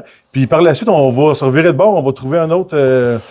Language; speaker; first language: French; native; French